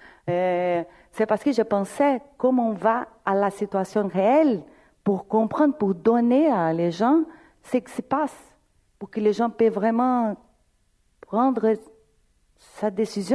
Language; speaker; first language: French; non-native, fluent; Portuguese